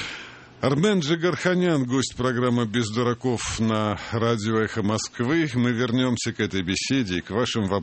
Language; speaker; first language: Russian; native; Russian